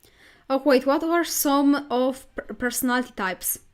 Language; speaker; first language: English; non-native, fluent; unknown